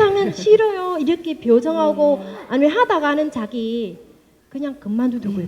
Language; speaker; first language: Korean; non-native, learner; Vietnamese